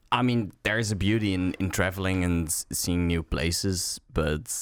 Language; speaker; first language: English; non-native, fluent; Dutch